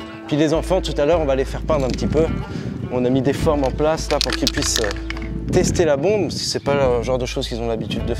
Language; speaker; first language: French; native; French